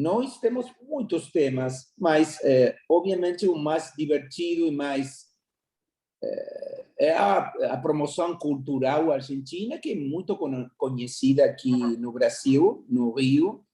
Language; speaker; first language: Portuguese; non-native, fluent; Spanish